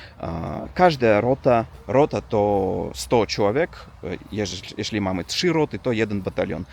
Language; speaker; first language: Polish; non-native, learner; Russian